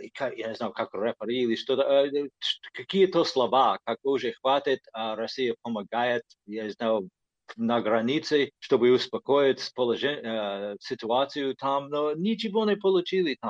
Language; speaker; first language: Russian; non-native, fluent; English